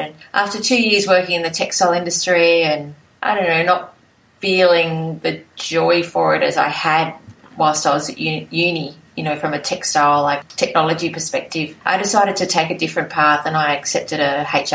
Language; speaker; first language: English; native; English